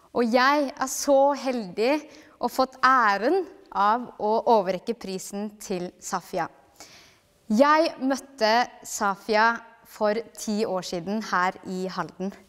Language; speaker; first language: Norwegian; early bilingual, other home language; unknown